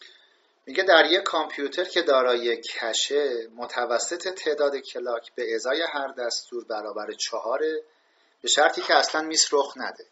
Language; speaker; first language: Persian; native; Persian